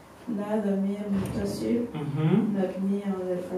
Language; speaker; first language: Arabic; non-native, learner; French